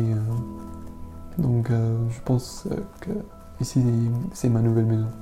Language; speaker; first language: French; non-native, learner; Arabic